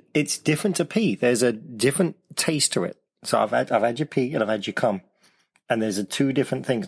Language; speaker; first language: English; native; English